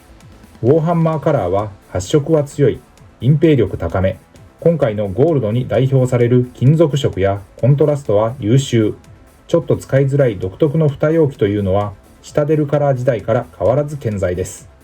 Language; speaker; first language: Japanese; native; Japanese